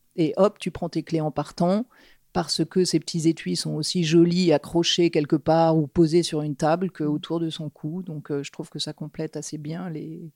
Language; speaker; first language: French; native; French